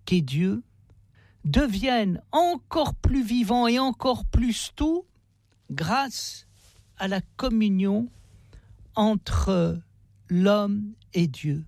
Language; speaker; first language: French; native; French